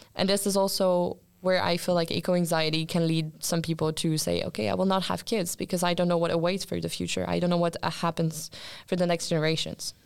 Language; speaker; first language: English; non-native, fluent; French